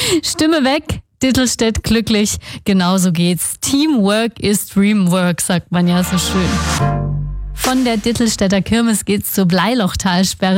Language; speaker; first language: German; native; German